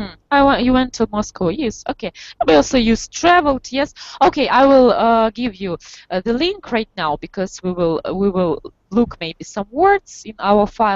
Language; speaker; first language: English; non-native, fluent; Russian